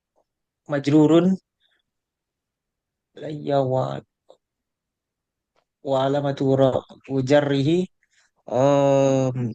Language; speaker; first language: Arabic; non-native, learner; Indonesian